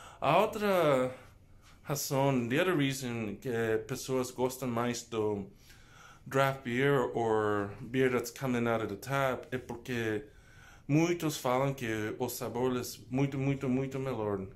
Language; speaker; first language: Portuguese; non-native, learner; English